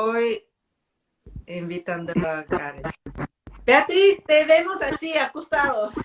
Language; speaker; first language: Spanish; non-native, fluent; Korean